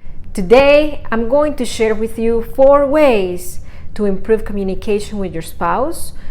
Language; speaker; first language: English; non-native, fluent; Spanish